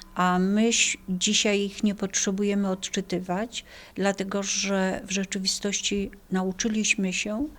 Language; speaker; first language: Polish; native; Polish